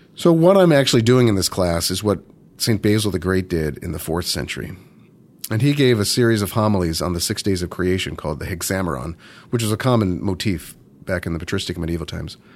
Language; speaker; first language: English; native; English